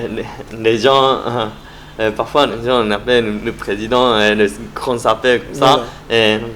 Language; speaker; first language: French; non-native, learner; Japanese